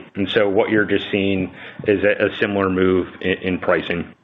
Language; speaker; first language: English; native; English